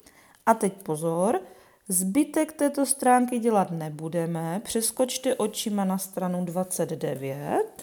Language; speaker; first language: Czech; native; Czech